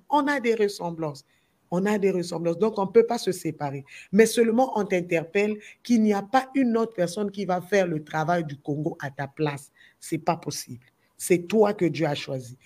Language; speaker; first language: French; non-native, local second language; Lingala